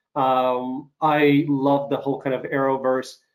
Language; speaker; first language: English; non-native, fluent; Ukrainian